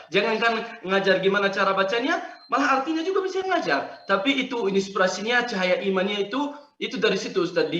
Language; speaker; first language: Indonesian; non-native, fluent; Arabic